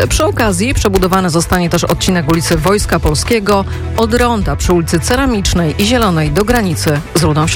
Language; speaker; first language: Polish; native; Polish